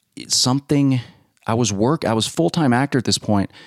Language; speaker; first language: English; native; English